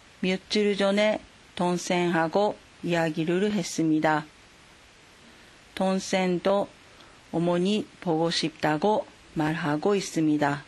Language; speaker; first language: Korean; non-native, fluent; Japanese